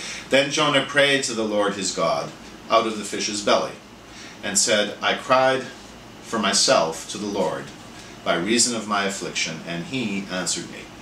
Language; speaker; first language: English; native; English